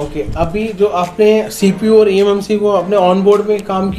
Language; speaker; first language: Hindi; native; Hindi